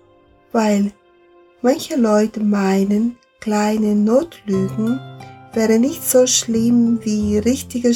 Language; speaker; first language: German; non-native, fluent; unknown